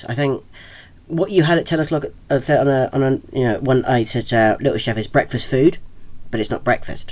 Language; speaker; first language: English; native; English